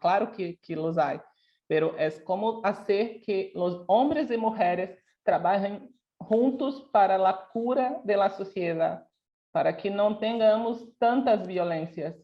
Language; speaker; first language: Spanish; non-native, local second language; Portuguese